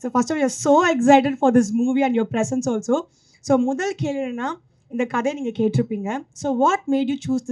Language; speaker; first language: Tamil; native; Tamil